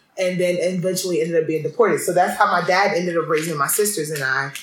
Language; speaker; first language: English; early bilingual, other home language; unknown